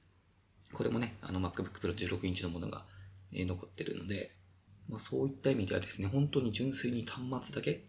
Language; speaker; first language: Japanese; native; Japanese